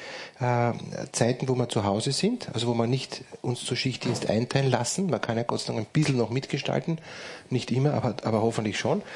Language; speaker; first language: German; native; German